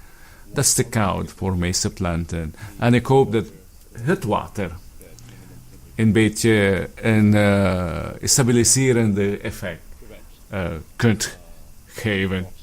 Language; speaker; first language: Dutch; non-native, fluent; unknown